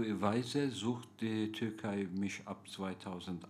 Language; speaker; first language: German; non-native, fluent; Turkish